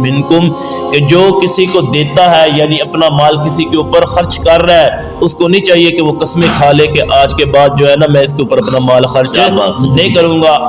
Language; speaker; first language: Urdu; native; Urdu